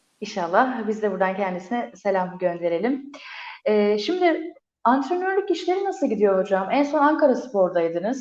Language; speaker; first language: Turkish; native; Turkish